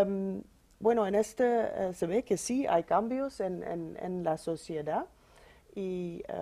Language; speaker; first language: Spanish; non-native, fluent; Dutch